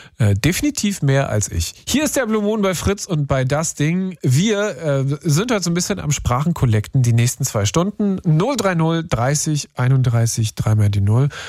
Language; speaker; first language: German; native; German